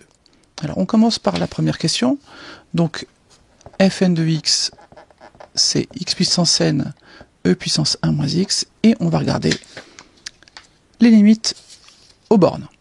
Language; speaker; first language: French; native; French